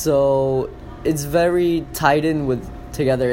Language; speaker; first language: English; early bilingual, other home language; Polish